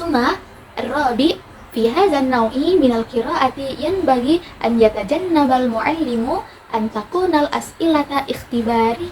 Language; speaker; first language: Arabic; non-native, learner; Indonesian